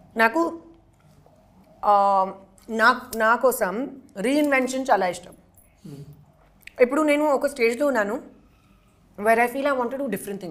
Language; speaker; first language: Telugu; non-native, fluent; Hindi